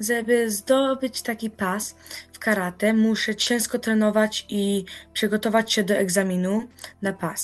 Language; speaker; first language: Polish; early bilingual, heritage; Polish